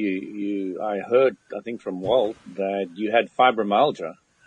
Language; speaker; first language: English; native; English